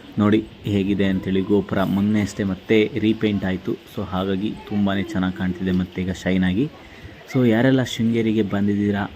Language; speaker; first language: Kannada; native; Kannada